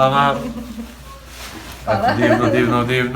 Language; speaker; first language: Bosnian; native; Bosnian